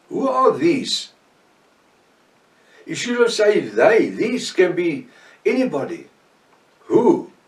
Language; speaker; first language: English; non-native, local second language; Afrikaans